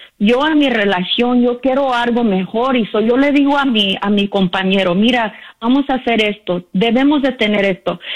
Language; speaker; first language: Spanish; early bilingual, heritage; Spanish